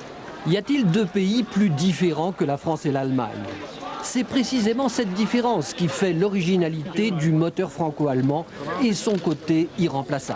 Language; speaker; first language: French; native; French